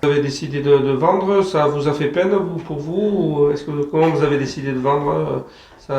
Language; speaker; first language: French; native; French